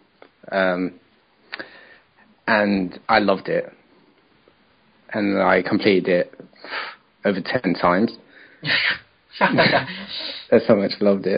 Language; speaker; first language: English; native; English